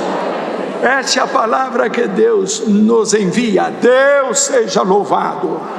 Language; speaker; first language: Portuguese; native; Portuguese